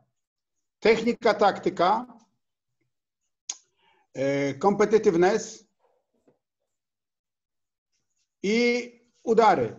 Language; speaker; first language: Russian; non-native, learner; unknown